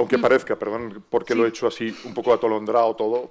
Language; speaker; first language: Spanish; native; Spanish